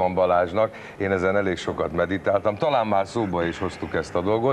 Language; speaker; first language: Hungarian; native; Hungarian